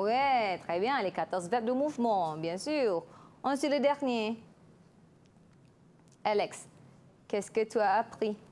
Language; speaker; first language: French; non-native, fluent; Malay